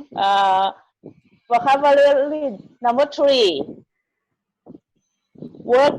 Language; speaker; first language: English; non-native, learner; Thai